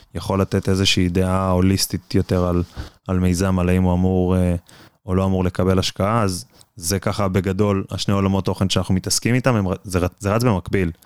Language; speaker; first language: Hebrew; native; Hebrew